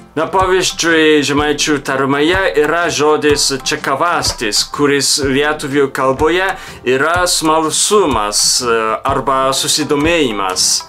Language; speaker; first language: Lithuanian; non-native, fluent; Japanese